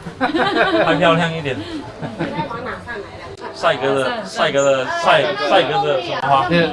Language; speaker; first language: Chinese; native; Chinese